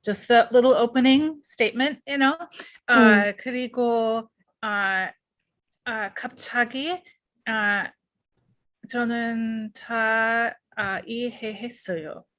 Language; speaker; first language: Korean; non-native, learner; English